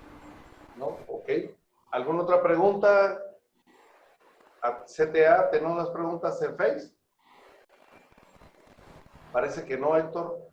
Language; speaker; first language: Spanish; native; Spanish